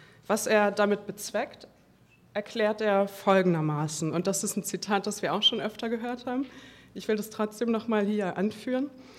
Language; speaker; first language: German; native; German